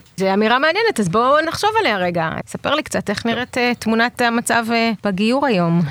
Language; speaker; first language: Hebrew; early bilingual, other home language; Russian